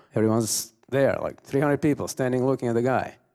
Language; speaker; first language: English; non-native, fluent; Russian